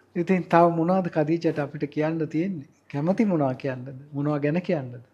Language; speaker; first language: Sinhala; native; Sinhala